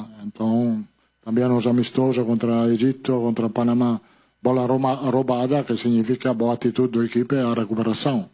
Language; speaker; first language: Portuguese; non-native, fluent; Italian